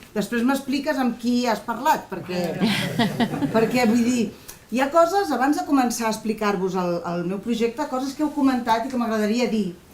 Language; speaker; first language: Catalan; non-native, local second language; Spanish